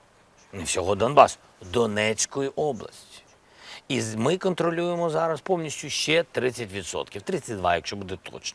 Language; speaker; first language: Ukrainian; non-native, local second language; Russian